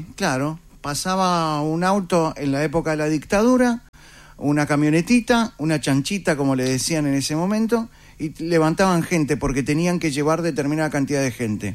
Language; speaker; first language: Spanish; native; Spanish